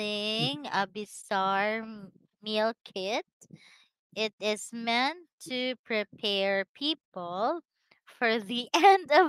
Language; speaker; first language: English; non-native, learner; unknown